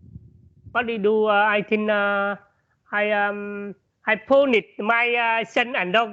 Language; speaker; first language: English; non-native, learner; Vietnamese